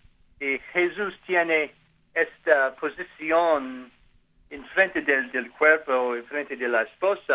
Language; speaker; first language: Spanish; non-native, learner; English